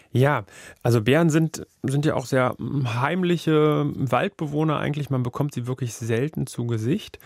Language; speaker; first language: German; native; German